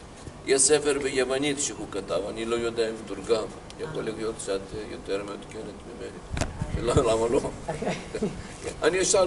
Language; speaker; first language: Hebrew; non-native, fluent; Greek